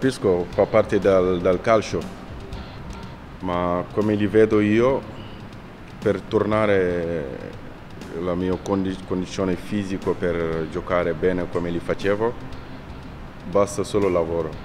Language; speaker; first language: Italian; non-native, learner; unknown